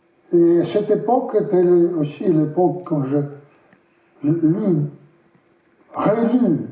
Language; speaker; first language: French; non-native, learner; Russian